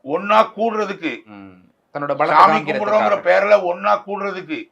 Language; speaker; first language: Tamil; native; Tamil